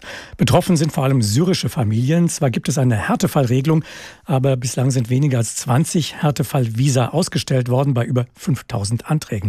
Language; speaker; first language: German; native; German